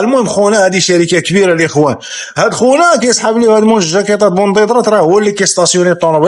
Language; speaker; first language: Arabic; native; Arabic